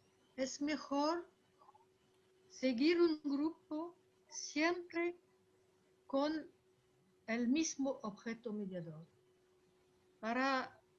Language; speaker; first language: Spanish; non-native, fluent; French